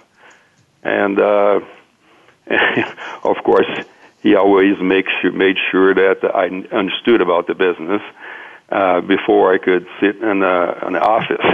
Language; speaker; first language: English; non-native, fluent; Portuguese